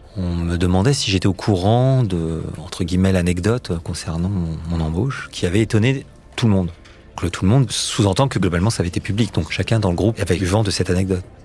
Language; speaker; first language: French; native; French